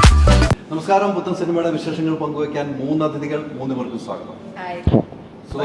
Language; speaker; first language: Malayalam; native; Malayalam